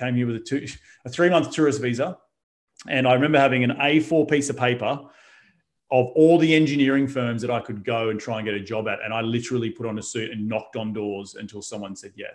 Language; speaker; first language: English; native; English